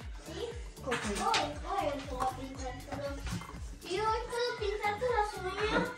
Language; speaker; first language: Spanish; early bilingual, heritage; Spanish